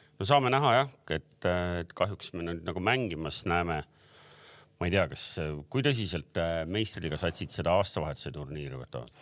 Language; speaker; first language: Estonian; native; Estonian